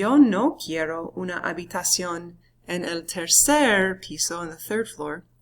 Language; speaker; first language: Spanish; non-native, fluent; English